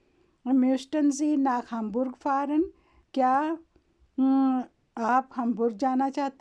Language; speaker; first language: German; non-native, fluent; Urdu